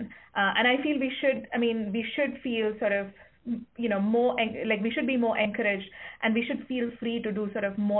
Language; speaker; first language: English; non-native, local second language; Kannada